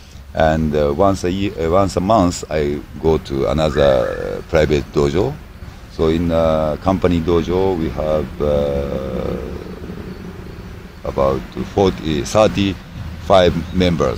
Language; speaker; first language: English; non-native, learner; Japanese